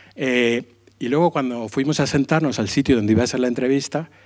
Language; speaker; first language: Spanish; native; Spanish